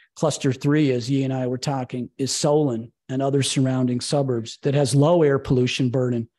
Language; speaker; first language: English; native; English